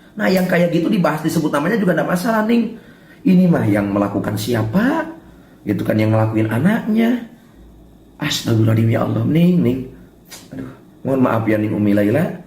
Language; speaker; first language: Indonesian; non-native, local second language; Sundanese